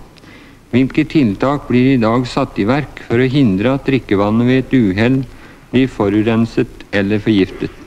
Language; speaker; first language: Norwegian; native; Norwegian